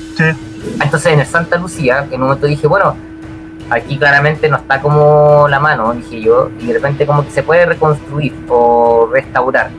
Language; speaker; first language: Spanish; native; Spanish